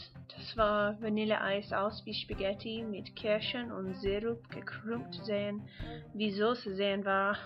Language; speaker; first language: German; non-native, learner; English